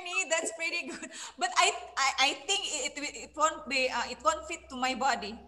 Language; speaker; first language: English; non-native, fluent; Indonesian